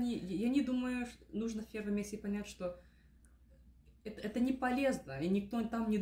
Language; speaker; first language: Russian; early bilingual, heritage; Russian